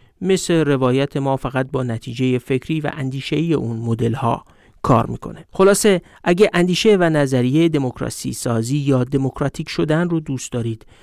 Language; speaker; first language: Persian; native; Persian